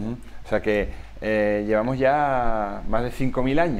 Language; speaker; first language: Spanish; native; Spanish